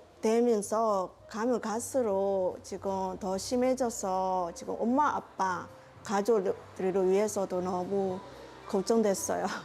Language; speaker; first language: Korean; non-native, learner; Burmese